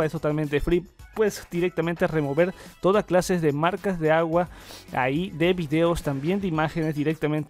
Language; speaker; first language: Spanish; native; Spanish